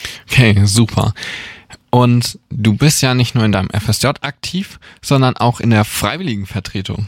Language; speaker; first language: German; native; German